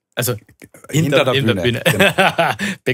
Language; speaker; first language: German; native; German